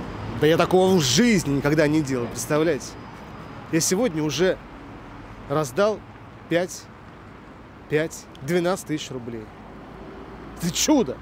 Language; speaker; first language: Russian; native; Russian